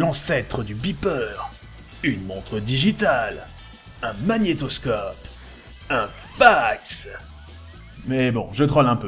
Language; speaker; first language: French; native; French